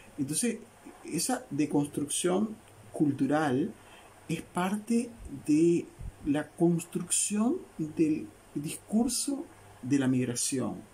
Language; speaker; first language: Spanish; native; Spanish